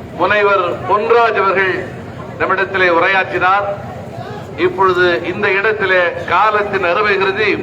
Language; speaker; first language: Tamil; native; Tamil